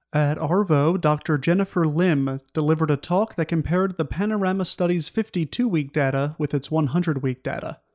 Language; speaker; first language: English; native; English